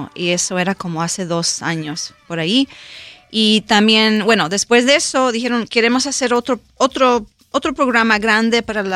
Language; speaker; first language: Spanish; non-native, local second language; English